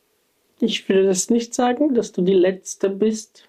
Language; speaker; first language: German; non-native, fluent; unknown